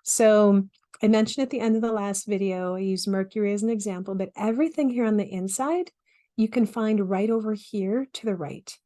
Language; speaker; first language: English; native; English